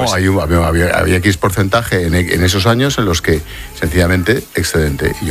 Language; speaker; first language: Spanish; native; Spanish